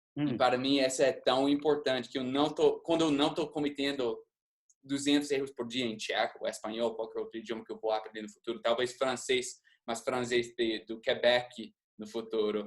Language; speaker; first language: Portuguese; non-native, fluent; English